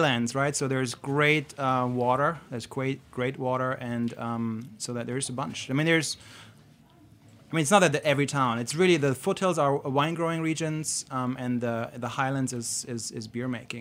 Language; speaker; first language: English; non-native, fluent; German